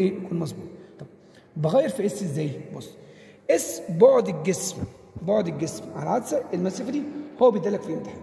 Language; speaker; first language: Arabic; native; Arabic